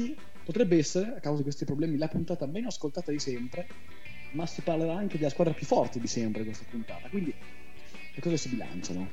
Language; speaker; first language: Italian; native; Italian